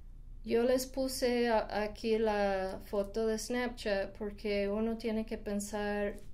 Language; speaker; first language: Spanish; non-native, fluent; English